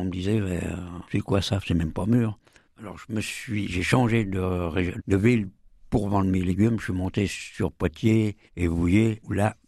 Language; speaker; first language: French; native; French